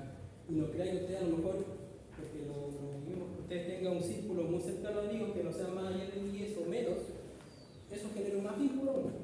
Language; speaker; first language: Spanish; native; Spanish